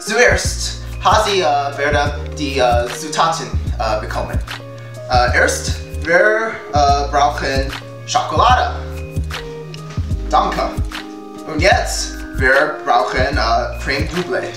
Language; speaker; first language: German; non-native, learner; English